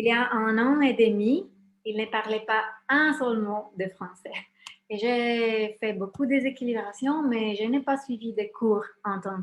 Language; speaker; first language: French; non-native, fluent; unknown